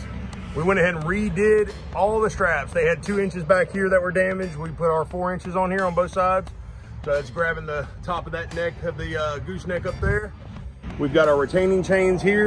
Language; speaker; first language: English; native; English